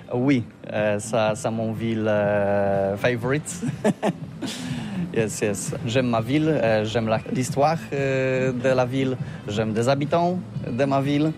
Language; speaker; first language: French; non-native, learner; Polish